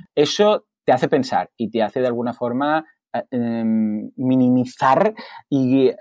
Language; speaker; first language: Spanish; native; Spanish